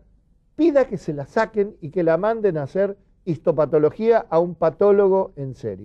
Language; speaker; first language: Spanish; native; Spanish